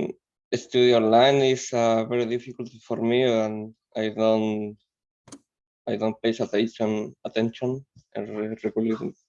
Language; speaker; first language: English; non-native, learner; Spanish